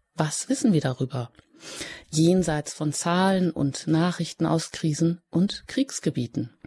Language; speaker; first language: German; native; German